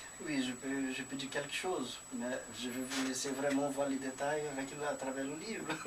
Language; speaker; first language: French; non-native, fluent; Portuguese